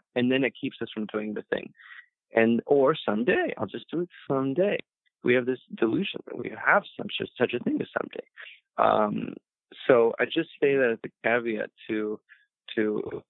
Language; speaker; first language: English; early bilingual, other home language; Spanish